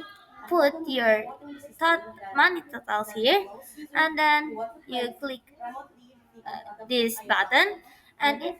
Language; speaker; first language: English; non-native, learner; Indonesian